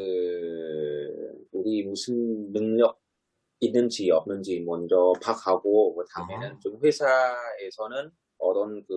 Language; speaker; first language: Korean; non-native, learner; Vietnamese